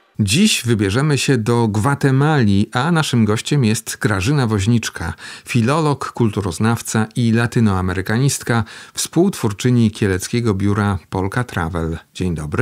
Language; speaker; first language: Polish; native; Polish